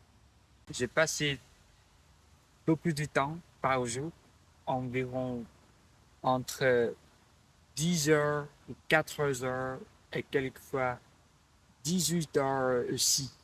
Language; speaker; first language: French; non-native, learner; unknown